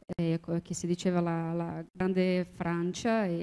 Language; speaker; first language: Italian; non-native, fluent; Portuguese